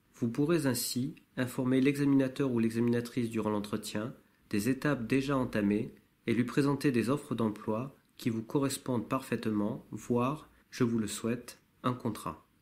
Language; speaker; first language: French; native; French